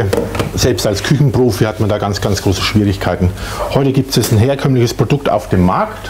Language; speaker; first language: German; native; German